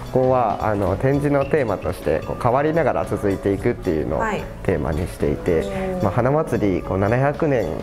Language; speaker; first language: Japanese; native; Japanese